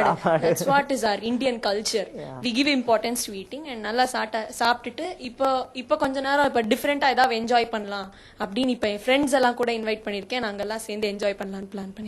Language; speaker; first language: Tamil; early bilingual, heritage; Tamil